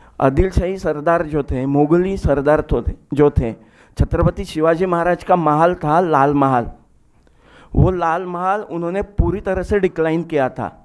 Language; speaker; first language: Hindi; non-native, local second language; Marathi